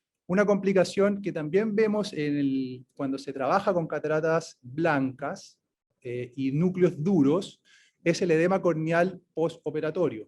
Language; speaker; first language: Spanish; native; Spanish